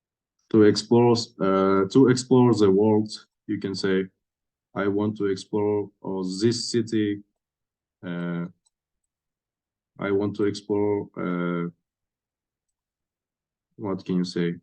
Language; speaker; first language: English; non-native, fluent; Russian